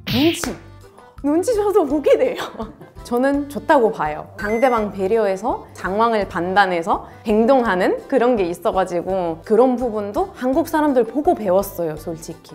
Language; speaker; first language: Korean; non-native, fluent; Arabic